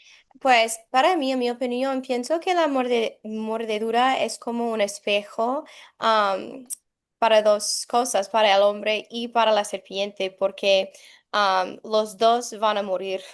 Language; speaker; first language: Spanish; non-native, fluent; English